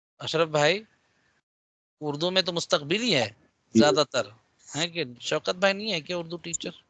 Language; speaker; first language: Urdu; native; Urdu